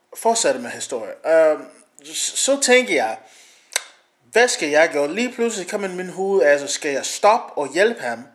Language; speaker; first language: Danish; non-native, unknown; English